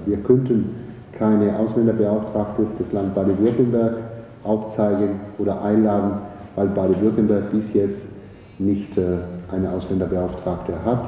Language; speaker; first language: German; non-native, fluent; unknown